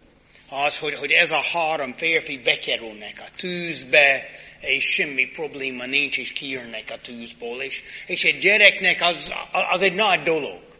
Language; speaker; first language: Hungarian; non-native, learner; English